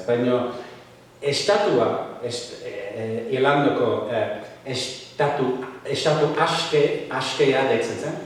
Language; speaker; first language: Basque; non-native, fluent; English